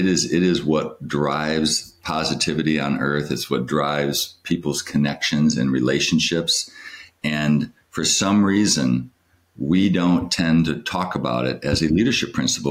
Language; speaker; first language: English; native; English